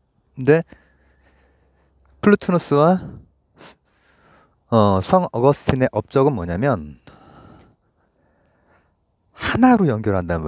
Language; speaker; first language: Korean; native; Korean